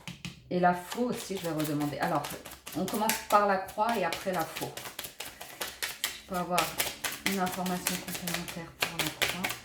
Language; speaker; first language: French; native; French